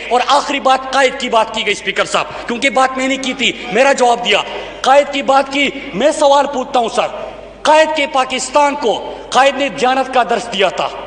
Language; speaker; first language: Urdu; non-native, local second language; Pashto